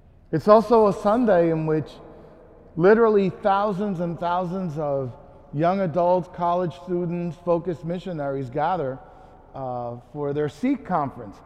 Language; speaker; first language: English; early bilingual, other home language; Spanish